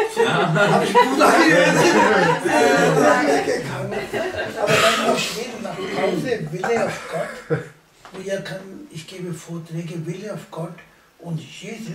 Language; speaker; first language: German; non-native, learner; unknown